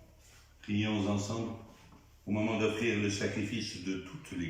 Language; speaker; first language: French; native; French